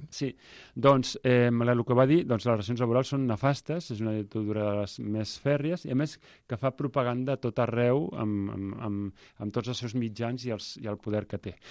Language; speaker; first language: Catalan; native; Catalan